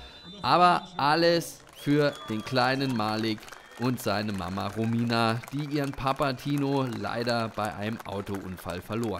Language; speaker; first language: German; native; German